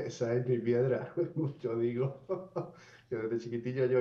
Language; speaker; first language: Spanish; native; Spanish